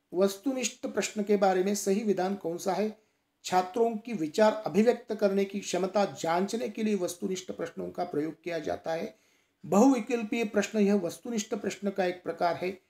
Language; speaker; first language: Hindi; non-native, local second language; Marathi